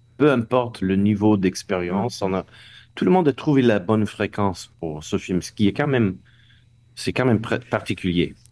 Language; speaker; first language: French; non-native, local second language; English